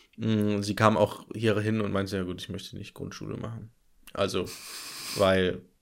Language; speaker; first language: German; native; German